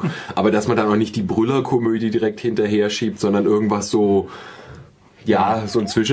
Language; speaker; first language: German; native; German